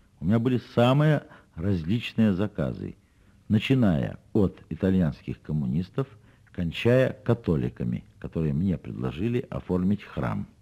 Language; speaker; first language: Russian; native; Russian